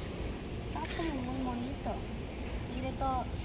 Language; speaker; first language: Spanish; early bilingual, heritage; Spanish